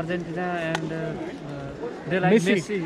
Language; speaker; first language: English; non-native, learner; Nepali